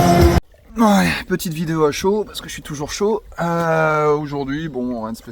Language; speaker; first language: French; native; French